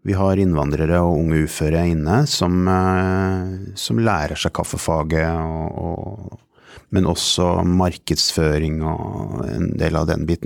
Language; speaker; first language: Norwegian; native; Norwegian